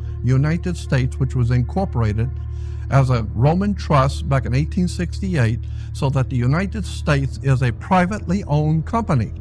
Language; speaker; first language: English; native; English